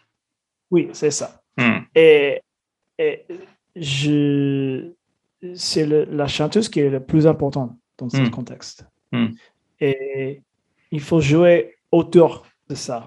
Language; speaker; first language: French; non-native, fluent; English